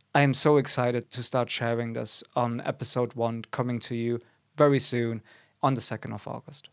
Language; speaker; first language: English; non-native, fluent; German